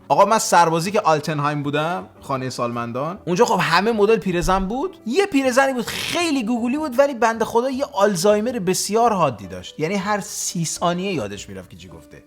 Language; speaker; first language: Persian; early bilingual, heritage; Persian